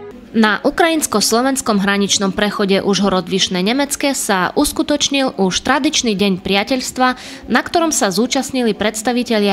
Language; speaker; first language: Slovak; non-native, local second language; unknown